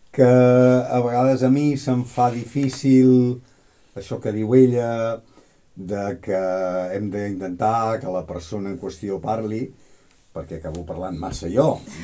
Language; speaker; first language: Catalan; native; Catalan